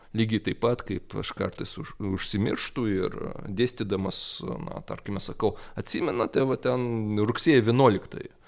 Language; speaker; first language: Lithuanian; non-native, local second language; Russian